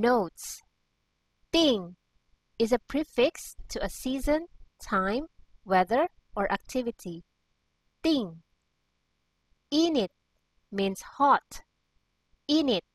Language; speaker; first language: English; non-native, local second language; Cebuano